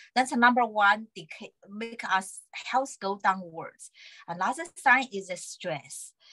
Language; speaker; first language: English; non-native, fluent; Chinese